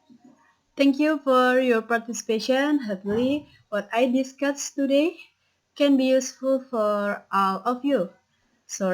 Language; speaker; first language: English; non-native, learner; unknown